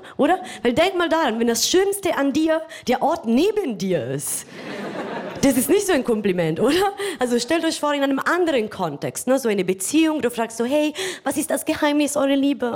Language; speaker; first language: German; non-native, fluent; Italian